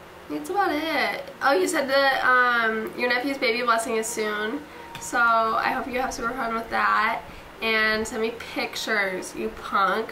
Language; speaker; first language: English; native; English